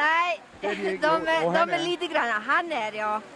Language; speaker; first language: Swedish; non-native, learner; Icelandic